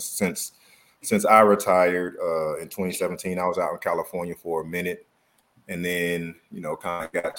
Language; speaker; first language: English; native; English